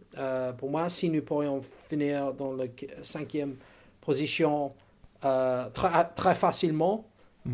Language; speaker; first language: French; non-native, learner; English